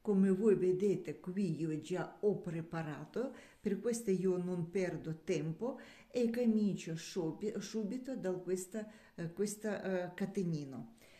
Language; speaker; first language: Italian; non-native, learner; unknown